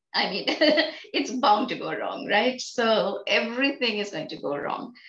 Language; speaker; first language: English; non-native, local second language; Bangla